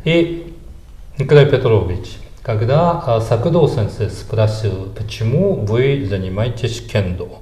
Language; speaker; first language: Russian; non-native, fluent; Japanese